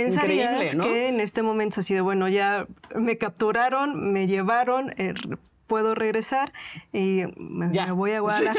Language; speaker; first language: Spanish; native; Spanish